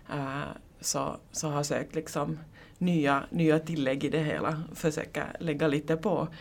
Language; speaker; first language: Swedish; native; Swedish